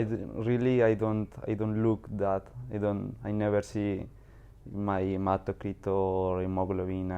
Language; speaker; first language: English; non-native, learner; Spanish